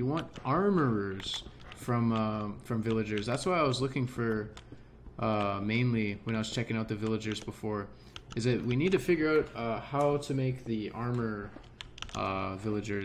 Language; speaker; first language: English; native; English